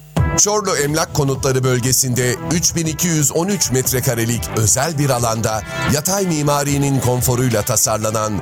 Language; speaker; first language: Turkish; native; Turkish